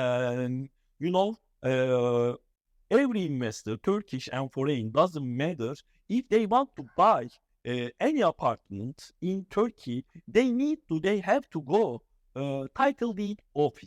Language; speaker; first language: English; non-native, fluent; Turkish